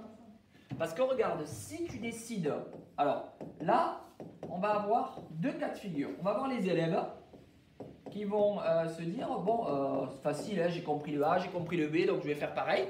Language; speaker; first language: French; native; French